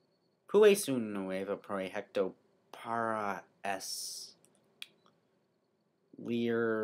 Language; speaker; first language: Spanish; non-native, learner; English